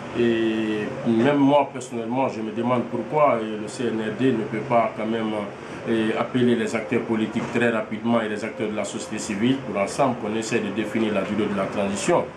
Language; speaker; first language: French; non-native, local second language; Fula